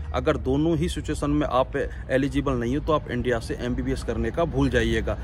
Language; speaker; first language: Hindi; native; Hindi